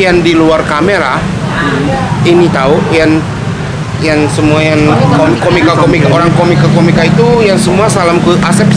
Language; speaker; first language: Indonesian; non-native, fluent; Japanese